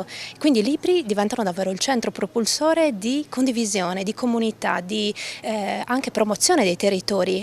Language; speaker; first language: Italian; native; Italian